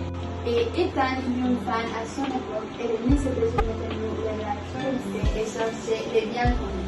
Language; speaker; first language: French; non-native, learner; Spanish